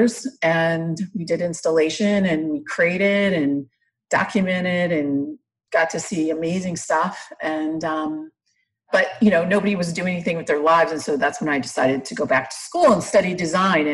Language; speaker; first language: English; native; English